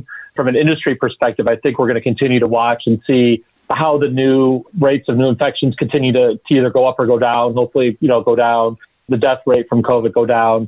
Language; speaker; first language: English; native; English